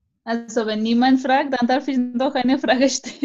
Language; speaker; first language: German; non-native, fluent; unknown